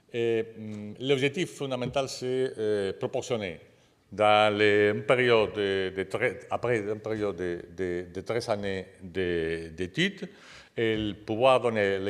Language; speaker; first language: French; non-native, fluent; Spanish